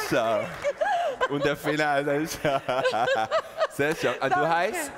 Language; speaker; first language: German; non-native, learner; Spanish